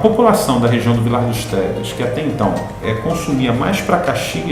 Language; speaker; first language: Portuguese; native; Portuguese